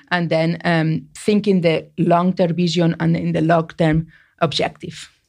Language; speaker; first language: English; non-native, fluent; Spanish